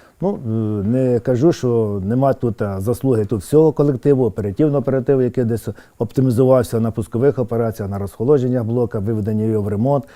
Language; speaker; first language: Ukrainian; native; Ukrainian